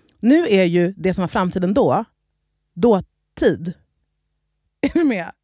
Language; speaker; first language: Swedish; native; Swedish